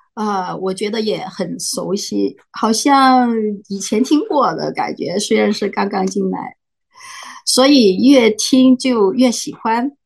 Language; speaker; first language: Chinese; non-native, local second language; Cantonese